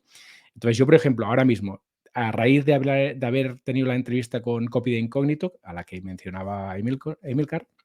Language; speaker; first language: Spanish; native; Spanish